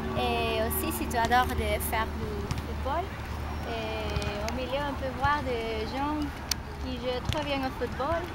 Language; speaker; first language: French; non-native, learner; Spanish